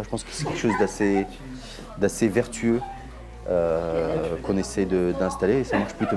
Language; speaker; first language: French; native; French